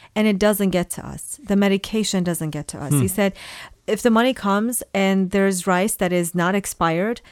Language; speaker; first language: English; non-native, fluent; Persian